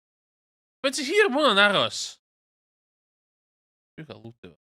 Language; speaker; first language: Welsh; non-native, learner; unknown